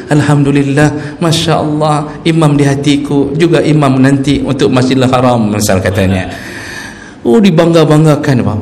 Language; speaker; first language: Malay; non-native, local second language; Achinese